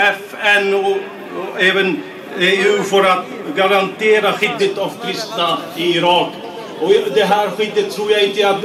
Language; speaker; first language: Swedish; non-native, fluent; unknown